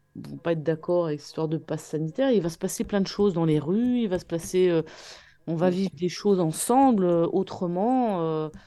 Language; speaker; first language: French; native; French